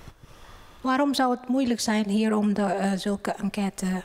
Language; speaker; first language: Dutch; non-native, fluent; Indonesian